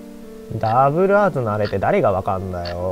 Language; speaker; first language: Japanese; native; Japanese